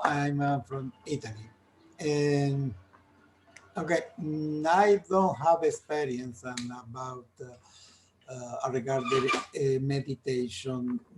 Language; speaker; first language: English; non-native, learner; Italian